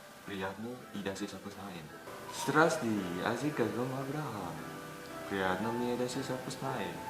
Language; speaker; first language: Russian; non-native, learner; Indonesian